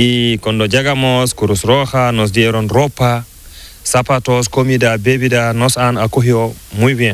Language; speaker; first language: Spanish; non-native, learner; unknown